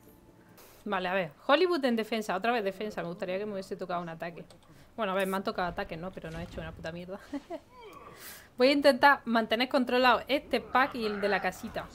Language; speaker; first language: Spanish; native; Spanish